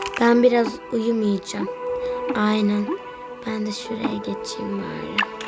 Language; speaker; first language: Turkish; native; Turkish